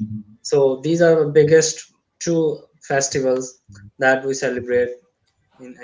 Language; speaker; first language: English; non-native, learner; Urdu